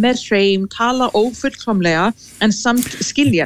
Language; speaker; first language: Icelandic; non-native, fluent; English